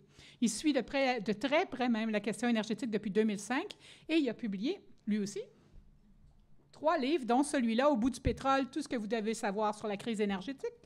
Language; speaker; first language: French; native; French